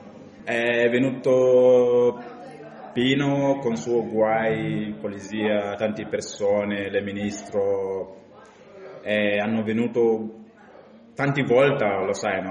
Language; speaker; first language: Italian; non-native, learner; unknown